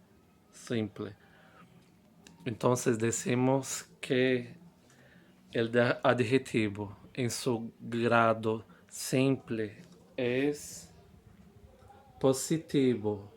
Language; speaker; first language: Spanish; non-native, fluent; Portuguese